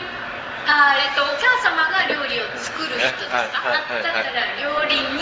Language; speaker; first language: Japanese; native; Japanese